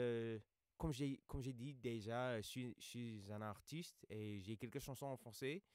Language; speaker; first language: French; non-native, fluent; English